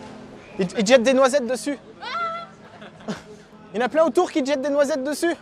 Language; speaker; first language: French; native; French